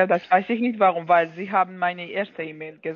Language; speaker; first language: German; non-native, fluent; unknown